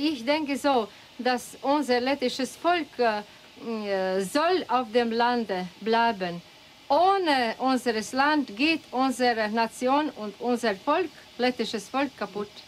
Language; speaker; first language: German; non-native, learner; Latvian